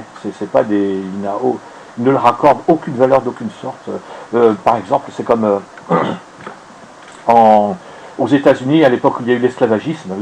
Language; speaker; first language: French; native; French